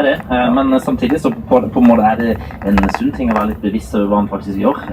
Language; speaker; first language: Norwegian; native; Norwegian